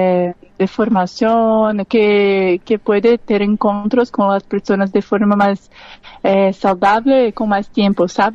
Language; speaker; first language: Spanish; non-native, learner; Portuguese